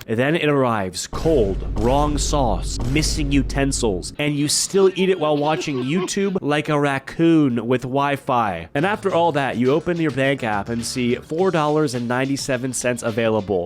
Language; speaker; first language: English; native; English